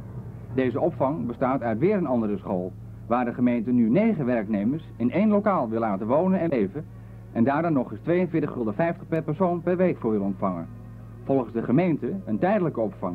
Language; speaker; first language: Dutch; native; Dutch